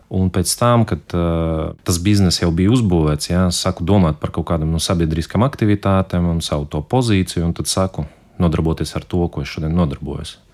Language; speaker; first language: Latvian; non-native, local second language; Russian